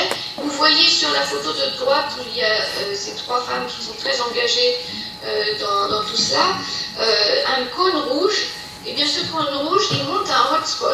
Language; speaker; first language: French; native; French